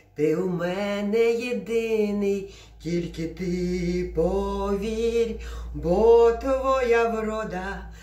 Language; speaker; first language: Ukrainian; non-native, local second language; Russian